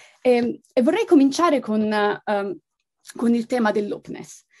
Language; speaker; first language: Italian; native; Italian